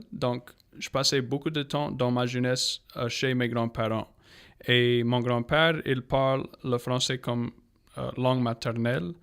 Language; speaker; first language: French; non-native, local second language; English